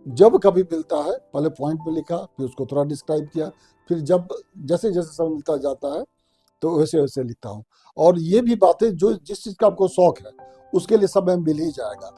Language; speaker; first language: Hindi; non-native, local second language; Maithili